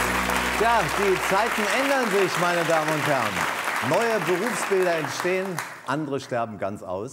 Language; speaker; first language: German; native; German